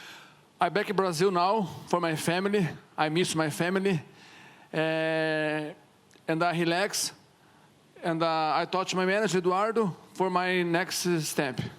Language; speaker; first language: English; non-native, learner; Portuguese